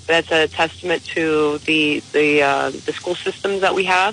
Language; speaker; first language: English; native; English